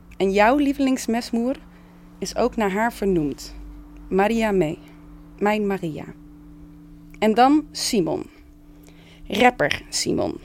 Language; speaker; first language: Dutch; native; Dutch